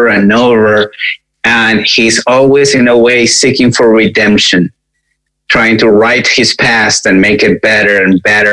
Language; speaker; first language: English; non-native, fluent; Spanish